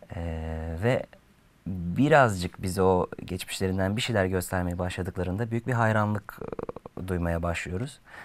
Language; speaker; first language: Turkish; native; Turkish